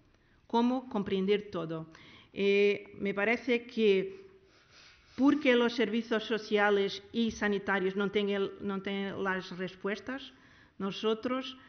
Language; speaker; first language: Spanish; non-native, learner; Portuguese